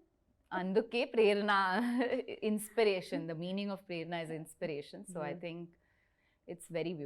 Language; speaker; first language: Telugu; non-native, local second language; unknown